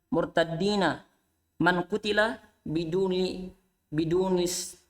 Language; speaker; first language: Arabic; non-native, learner; Indonesian